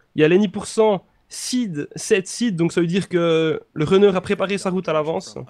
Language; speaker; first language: French; native; French